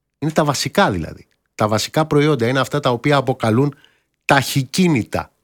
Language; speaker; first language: Greek; native; Greek